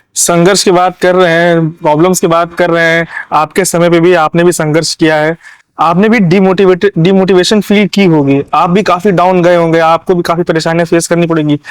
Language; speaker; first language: Hindi; native; Hindi